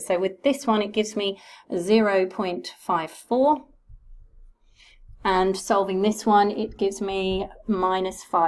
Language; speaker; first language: English; native; English